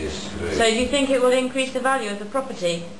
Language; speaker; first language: English; native; English